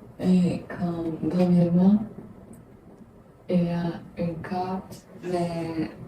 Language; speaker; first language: French; non-native, learner; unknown